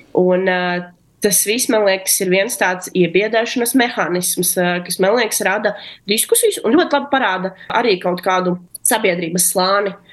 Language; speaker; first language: Latvian; non-native, local second language; Russian